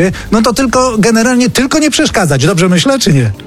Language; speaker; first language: Polish; native; Polish